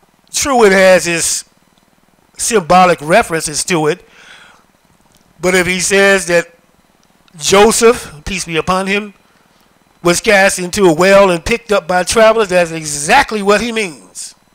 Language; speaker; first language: English; native; English